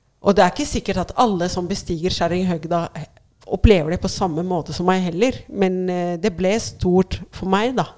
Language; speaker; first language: Norwegian; non-native, fluent; Arabic